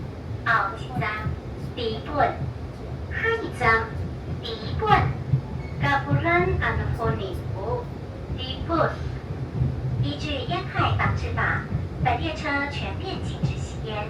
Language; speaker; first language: Chinese; native; Chinese